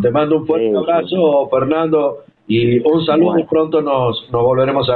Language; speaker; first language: Spanish; native; Spanish